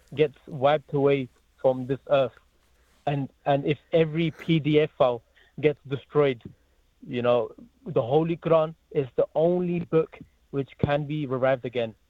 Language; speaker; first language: English; native; English